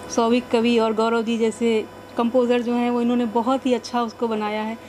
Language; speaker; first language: Hindi; native; Hindi